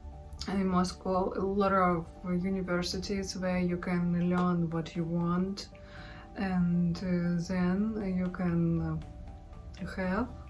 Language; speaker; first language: English; non-native, learner; Russian